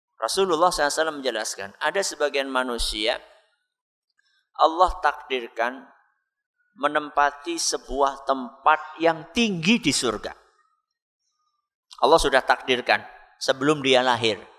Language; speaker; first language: Indonesian; non-native, local second language; Javanese